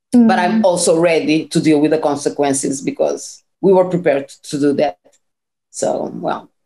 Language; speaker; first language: English; non-native, fluent; Portuguese